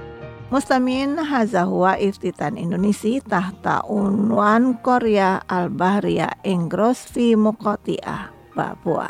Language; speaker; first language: Arabic; non-native, fluent; Indonesian